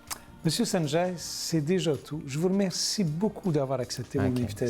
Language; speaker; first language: French; native; French